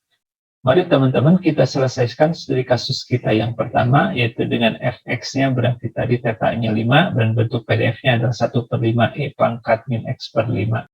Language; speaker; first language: Indonesian; native; Indonesian